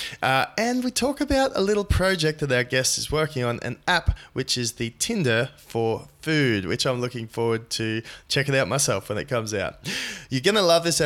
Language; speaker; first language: English; native; English